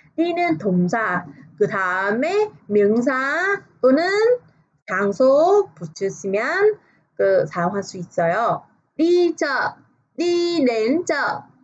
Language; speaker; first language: Korean; non-native, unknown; Vietnamese